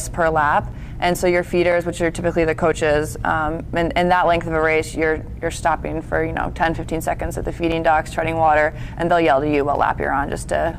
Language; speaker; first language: English; native; English